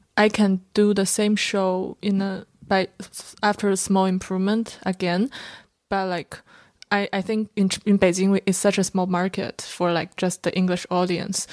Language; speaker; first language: English; non-native, fluent; Chinese